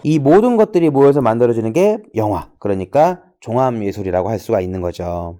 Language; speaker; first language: Korean; native; Korean